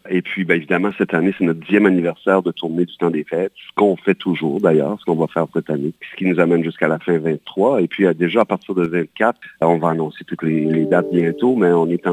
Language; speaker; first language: French; native; French